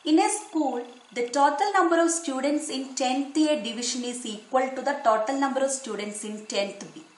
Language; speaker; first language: English; non-native, local second language; Malayalam